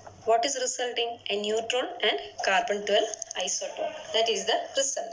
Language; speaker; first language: English; non-native, local second language; Malayalam